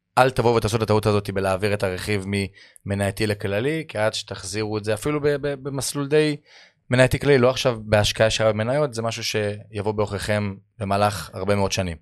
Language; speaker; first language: Hebrew; native; Hebrew